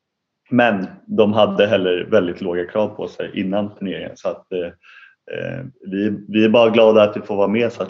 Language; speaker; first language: Swedish; native; Swedish